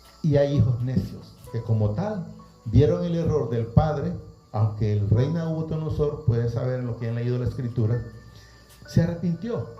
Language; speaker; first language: Spanish; native; Spanish